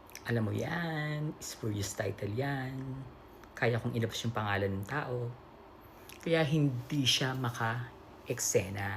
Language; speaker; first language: Filipino; native; Filipino